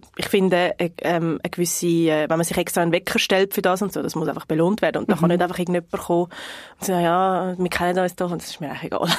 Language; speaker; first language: German; non-native, fluent; Portuguese